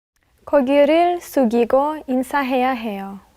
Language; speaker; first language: Korean; non-native, learner; Russian